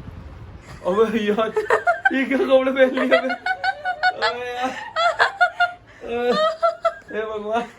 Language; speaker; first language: Hindi; native; Hindi